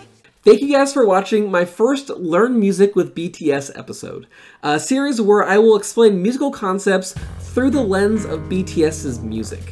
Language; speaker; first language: English; native; English